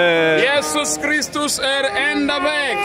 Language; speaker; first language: Swedish; non-native, learner; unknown